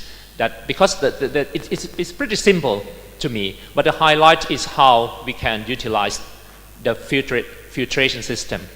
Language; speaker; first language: English; non-native, fluent; Thai